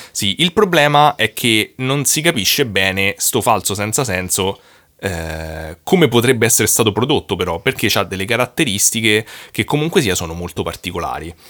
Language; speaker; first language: Italian; native; Italian